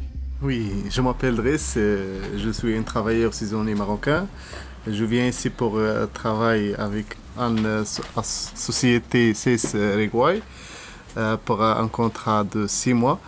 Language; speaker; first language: French; non-native, learner; Arabic